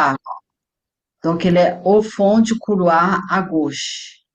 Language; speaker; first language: French; non-native, fluent; Portuguese